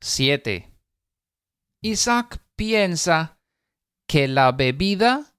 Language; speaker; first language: Spanish; non-native, fluent; English